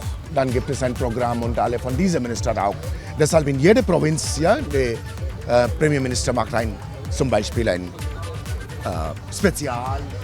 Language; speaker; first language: German; non-native, learner; Assamese